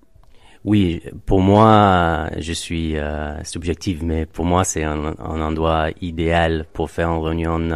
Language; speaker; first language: French; non-native, fluent; Spanish